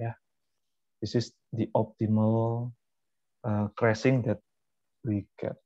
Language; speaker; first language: English; non-native, fluent; Indonesian